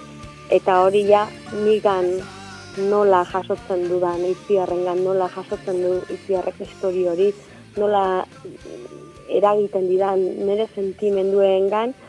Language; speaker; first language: Basque; native; Basque